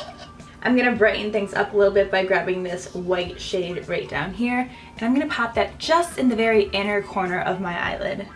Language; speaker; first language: English; native; English